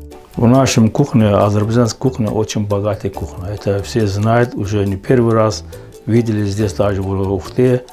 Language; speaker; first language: Russian; non-native, fluent; Azerbaijani